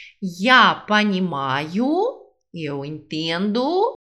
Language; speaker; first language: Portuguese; non-native, fluent; Russian